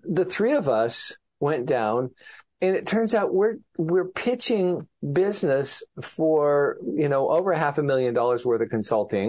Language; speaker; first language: English; native; English